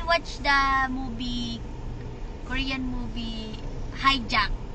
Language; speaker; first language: English; non-native, local second language; Filipino